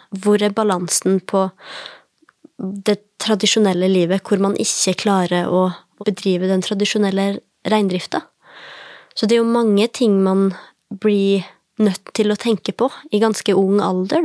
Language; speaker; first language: Norwegian; native; Norwegian